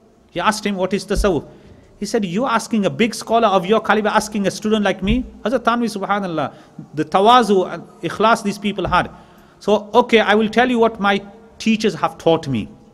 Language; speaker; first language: English; native; English